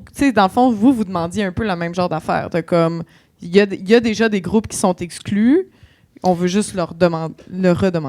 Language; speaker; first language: French; native; French